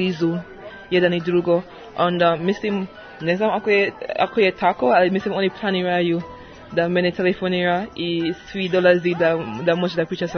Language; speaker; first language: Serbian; non-native, learner; English